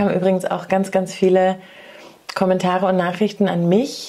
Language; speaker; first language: German; native; German